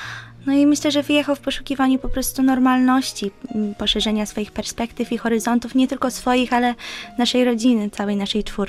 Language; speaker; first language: Polish; early bilingual, heritage; Polish